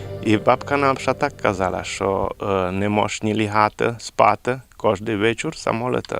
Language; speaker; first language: Ukrainian; early bilingual, heritage; Rusyn